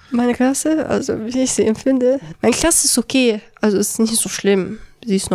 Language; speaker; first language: German; early bilingual, other home language; Chechen